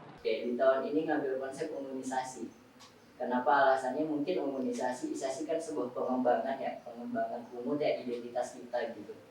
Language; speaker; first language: Indonesian; native; Indonesian